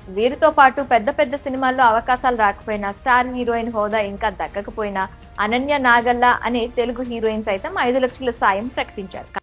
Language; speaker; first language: Telugu; native; Telugu